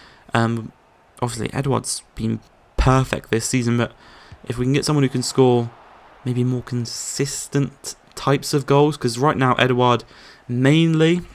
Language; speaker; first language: English; native; English